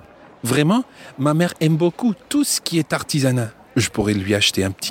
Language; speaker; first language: French; non-native, fluent; English